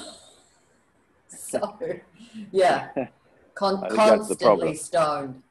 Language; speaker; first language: English; native; English